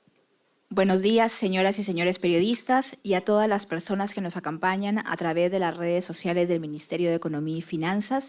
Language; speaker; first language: Spanish; native; Spanish